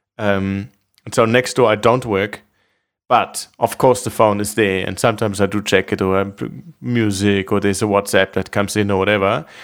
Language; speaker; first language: English; non-native, fluent; German